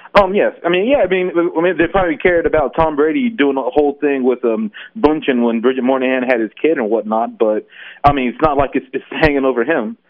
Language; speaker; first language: English; native; English